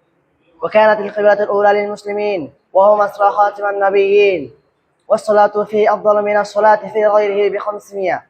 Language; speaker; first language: Arabic; non-native, learner; Bangla